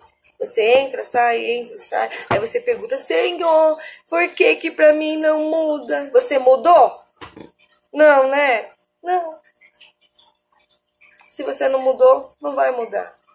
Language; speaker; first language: Portuguese; native; Portuguese